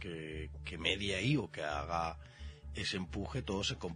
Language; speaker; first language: Spanish; native; Spanish